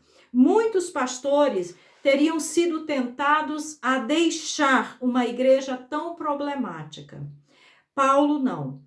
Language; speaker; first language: Portuguese; native; Portuguese